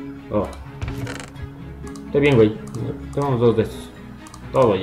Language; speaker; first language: Spanish; native; Spanish